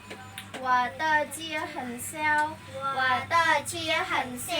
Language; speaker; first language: Chinese; non-native, learner; Khmer